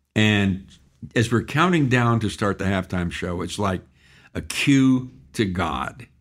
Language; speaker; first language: English; native; English